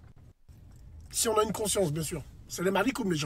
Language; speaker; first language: French; native; French